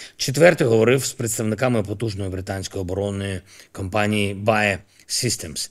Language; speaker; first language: Ukrainian; non-native, local second language; Russian